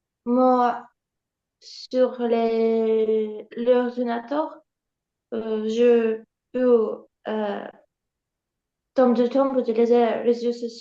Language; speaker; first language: French; non-native, learner; Ukrainian